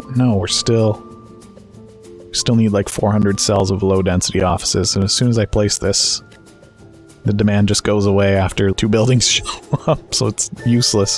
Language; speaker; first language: English; native; English